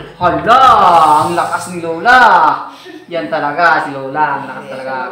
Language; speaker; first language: Filipino; non-native, local second language; Cebuano